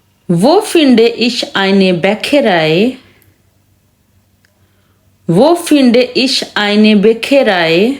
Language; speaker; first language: German; non-native, fluent; Urdu